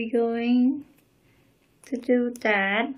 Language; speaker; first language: English; non-native, learner; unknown